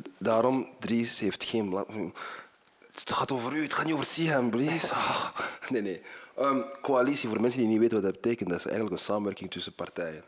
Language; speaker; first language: Dutch; early bilingual, other home language; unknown